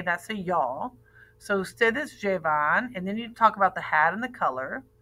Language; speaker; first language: English; native; English